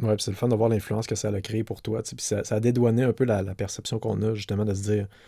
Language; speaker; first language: French; native; French